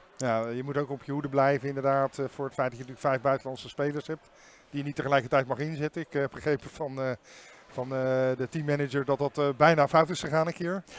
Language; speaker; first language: Dutch; native; Dutch